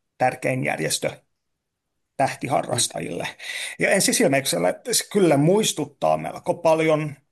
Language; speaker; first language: Finnish; non-native, fluent; Hungarian